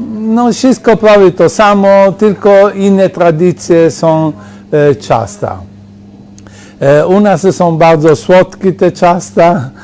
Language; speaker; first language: Polish; non-native, learner; Italian